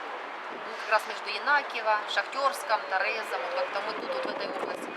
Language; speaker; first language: Russian; native; Russian